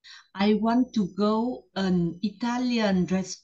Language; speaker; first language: English; non-native, learner; Vietnamese